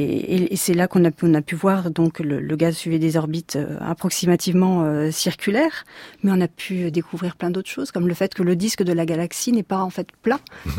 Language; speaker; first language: French; native; French